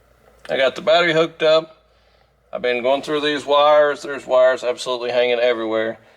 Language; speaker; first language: English; native; English